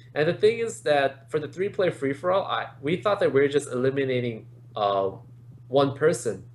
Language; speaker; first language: English; native; English